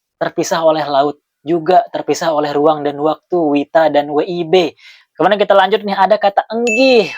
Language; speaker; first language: Indonesian; non-native, local second language; Sasak